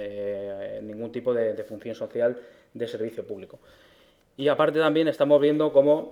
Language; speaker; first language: Spanish; native; Spanish